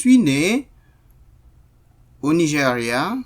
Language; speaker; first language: French; non-native, fluent; Igbo